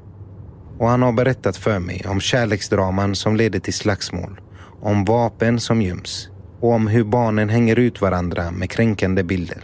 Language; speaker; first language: Swedish; native; Swedish